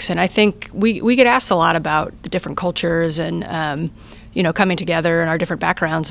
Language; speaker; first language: English; native; English